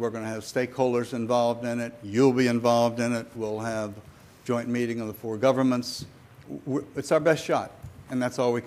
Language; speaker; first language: English; native; English